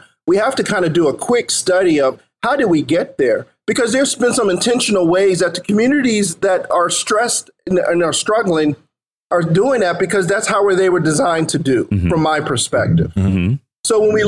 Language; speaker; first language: English; native; English